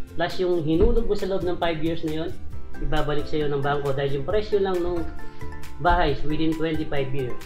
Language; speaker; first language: Filipino; non-native, local second language; Cebuano